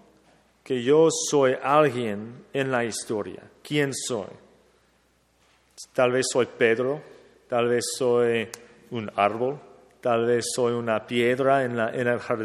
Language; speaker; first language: Spanish; non-native, fluent; English